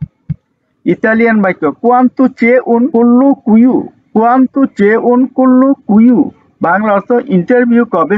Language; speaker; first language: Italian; non-native, learner; Bangla